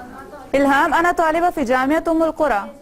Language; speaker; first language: Arabic; non-native, fluent; Urdu